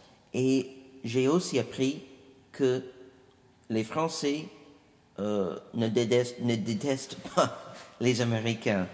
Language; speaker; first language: French; non-native, fluent; English